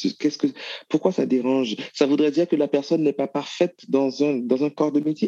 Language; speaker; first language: French; non-native, local second language; Haitian Creole